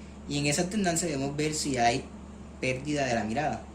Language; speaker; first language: Spanish; native; Spanish